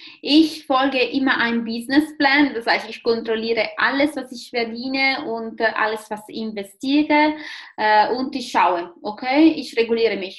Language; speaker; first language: German; non-native, fluent; Italian